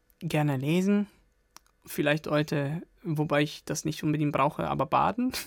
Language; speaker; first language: German; non-native, fluent; Italian